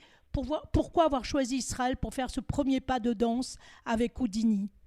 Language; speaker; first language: French; native; French